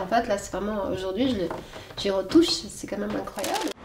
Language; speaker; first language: French; native; French